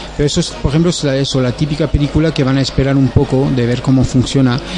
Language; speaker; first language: Spanish; non-native, fluent; French